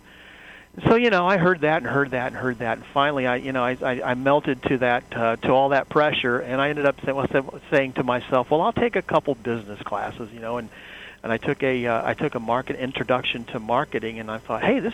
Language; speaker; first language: English; native; English